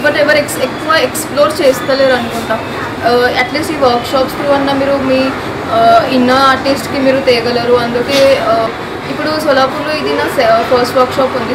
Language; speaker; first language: Telugu; early bilingual, heritage; Telugu